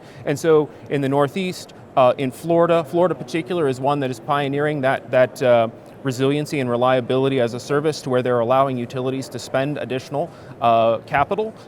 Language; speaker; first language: English; native; English